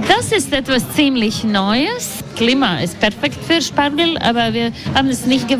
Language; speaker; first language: German; non-native, learner; Latvian